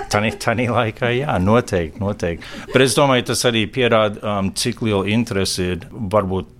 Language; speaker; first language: Latvian; early bilingual, heritage; Latvian